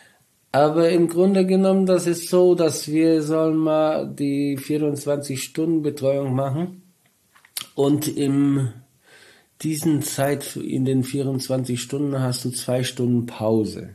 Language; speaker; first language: German; non-native, learner; Polish